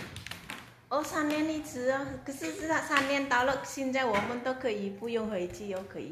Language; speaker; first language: Chinese; non-native, fluent; Indonesian